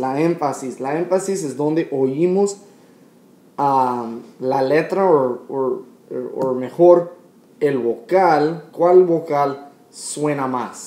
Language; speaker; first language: Spanish; non-native, fluent; English